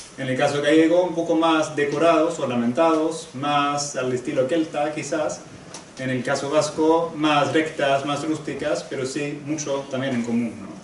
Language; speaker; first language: Spanish; non-native, fluent; Swedish